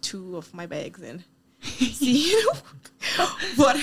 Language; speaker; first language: English; non-native, fluent; Portuguese